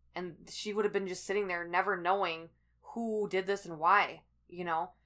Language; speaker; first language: English; native; English